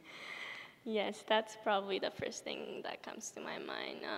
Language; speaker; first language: English; early bilingual, other home language; Japanese